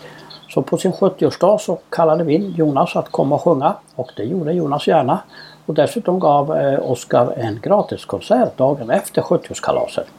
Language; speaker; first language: Swedish; native; Swedish